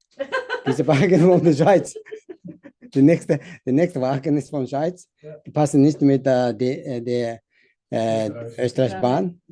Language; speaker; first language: German; non-native, learner; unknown